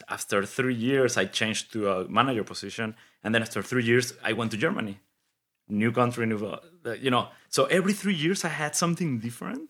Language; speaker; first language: English; non-native, fluent; Spanish